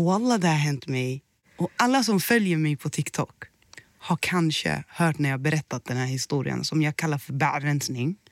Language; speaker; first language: Swedish; early bilingual, other home language; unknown